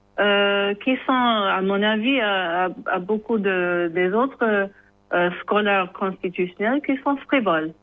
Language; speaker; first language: French; non-native, learner; English